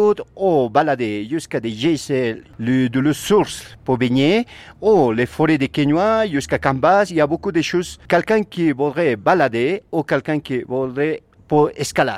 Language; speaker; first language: French; non-native, learner; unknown